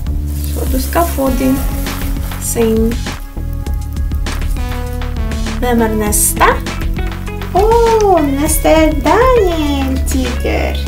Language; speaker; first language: Swedish; non-native, fluent; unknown